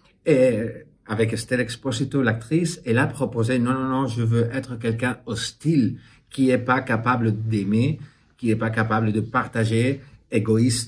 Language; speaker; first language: French; non-native, fluent; Spanish